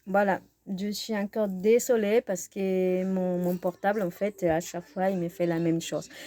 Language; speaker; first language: French; non-native, fluent; Spanish